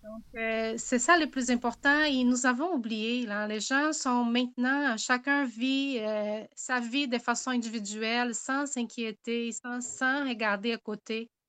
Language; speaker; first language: French; non-native, fluent; Portuguese